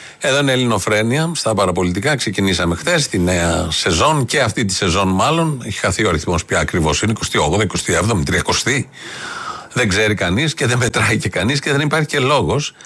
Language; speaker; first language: Greek; native; Greek